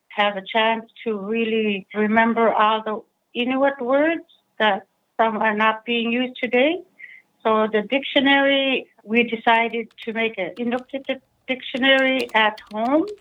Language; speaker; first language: English; non-native, fluent; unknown